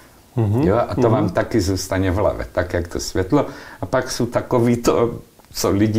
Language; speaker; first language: Czech; non-native, local second language; Slovak